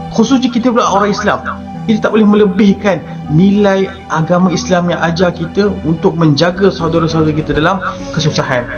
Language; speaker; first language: Malay; native; Malay